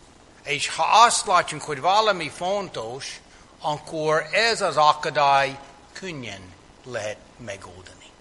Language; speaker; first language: Hungarian; non-native, fluent; English